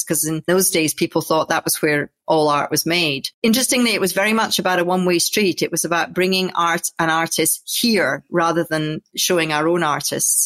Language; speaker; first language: English; native; English